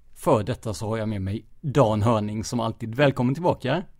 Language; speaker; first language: Swedish; non-native, fluent; English